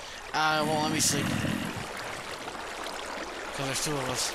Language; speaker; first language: English; native; English